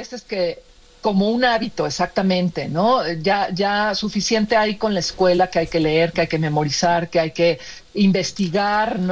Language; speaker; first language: Spanish; native; Spanish